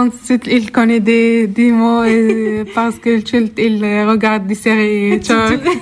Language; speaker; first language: French; non-native, learner; Arabic